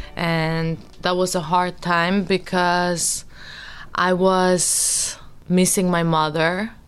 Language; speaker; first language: English; early bilingual, other home language; Albanian